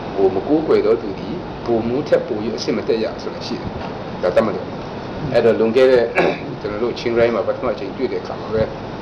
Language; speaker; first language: Burmese; non-native, local second language; Kachin